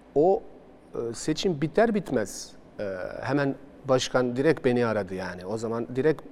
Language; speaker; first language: Turkish; non-native, fluent; Bosnian